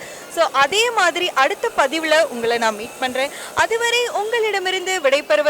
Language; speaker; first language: Tamil; native; Tamil